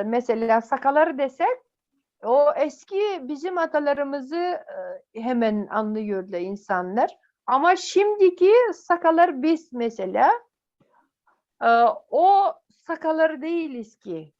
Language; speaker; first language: Turkish; non-native, fluent; Yakut